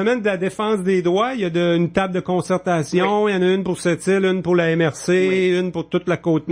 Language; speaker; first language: French; native; French